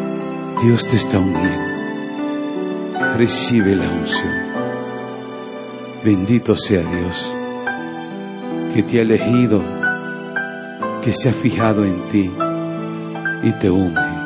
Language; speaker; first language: Spanish; native; Spanish